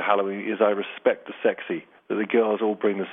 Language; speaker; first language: English; native; English